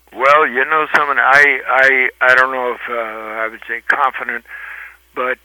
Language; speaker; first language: English; early bilingual, other home language; Spanish